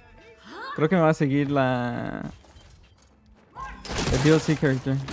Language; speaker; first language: Spanish; early bilingual, heritage; Spanish